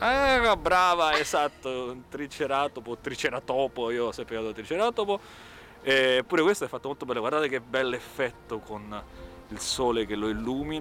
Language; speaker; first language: Italian; native; Italian